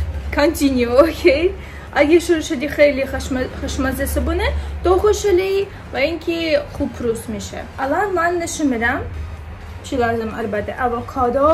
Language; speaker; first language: Persian; non-native, learner; Turkish